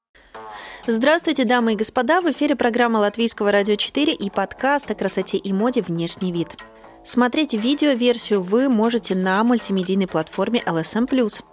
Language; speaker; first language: Russian; native; Russian